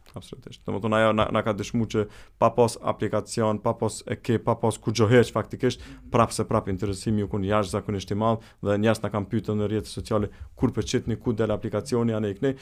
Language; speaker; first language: Albanian; native; Albanian